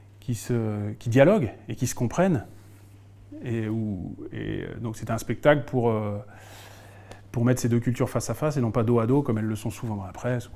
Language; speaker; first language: French; native; French